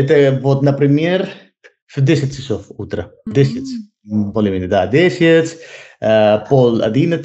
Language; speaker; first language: Russian; non-native, learner; Spanish